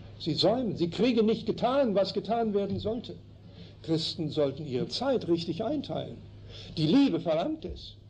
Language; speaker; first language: German; early bilingual, heritage; German